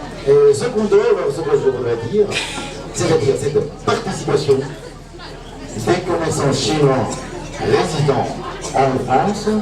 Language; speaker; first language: French; non-native, fluent; Chinese